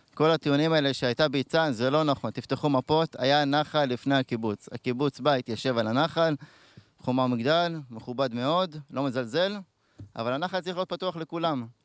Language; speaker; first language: Hebrew; native; Hebrew